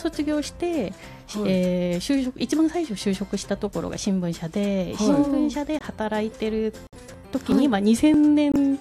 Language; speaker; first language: Japanese; non-native, fluent; Korean